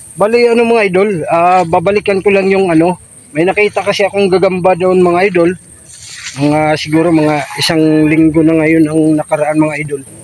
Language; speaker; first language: Filipino; non-native, local second language; Cebuano